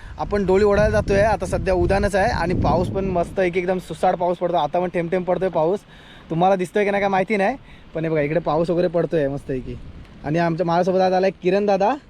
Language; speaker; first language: Marathi; native; Marathi